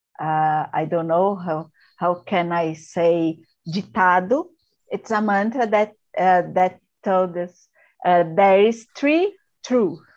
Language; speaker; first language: English; non-native, learner; Portuguese